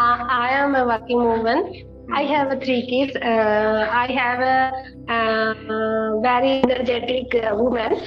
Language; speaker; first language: English; non-native, learner; Hindi